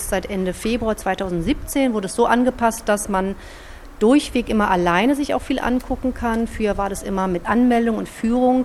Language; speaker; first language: German; native; German